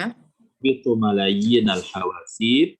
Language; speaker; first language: Arabic; non-native, fluent; Indonesian